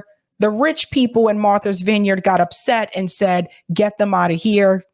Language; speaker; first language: English; native; English